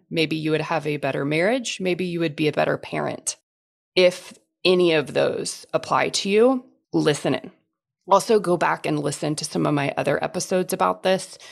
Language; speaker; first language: English; native; English